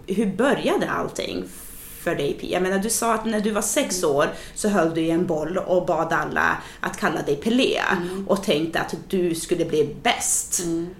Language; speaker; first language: Swedish; native; Swedish